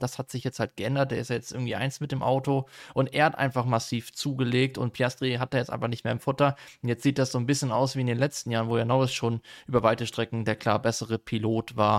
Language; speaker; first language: German; native; German